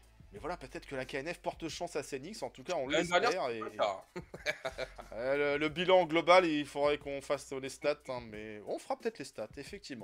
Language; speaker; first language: French; native; French